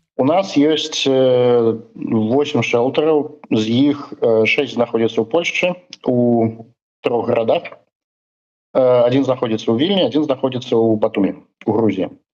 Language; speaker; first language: Belarusian; non-native, local second language; Russian